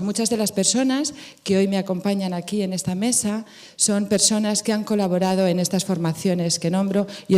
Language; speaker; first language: Spanish; native; Spanish